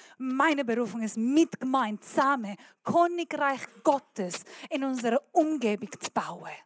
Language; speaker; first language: German; non-native, learner; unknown